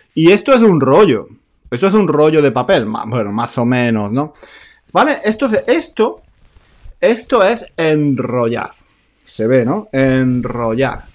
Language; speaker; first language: Spanish; native; Spanish